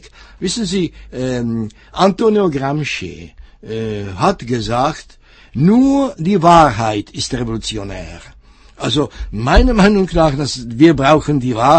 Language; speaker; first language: German; non-native, fluent; Czech